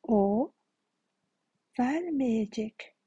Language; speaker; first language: Turkish; non-native, fluent; Kazakh